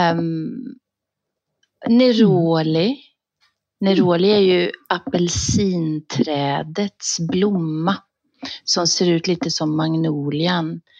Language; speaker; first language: Swedish; native; Swedish